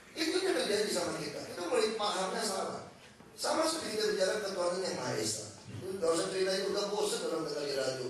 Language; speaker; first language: Indonesian; native; Indonesian